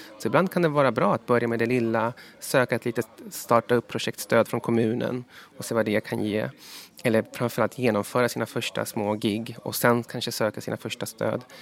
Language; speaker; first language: Swedish; early bilingual, other home language; Spanish